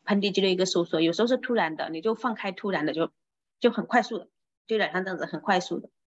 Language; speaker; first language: Chinese; native; Chinese